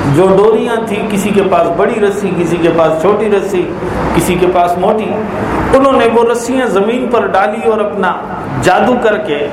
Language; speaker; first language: Urdu; native; Urdu